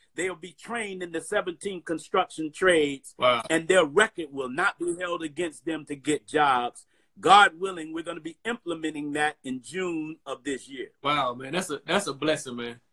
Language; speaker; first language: English; native; English